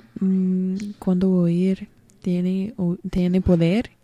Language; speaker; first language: Spanish; non-native, learner; English